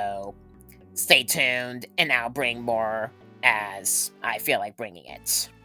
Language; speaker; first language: English; native; English